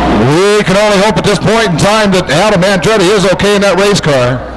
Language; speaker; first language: English; native; English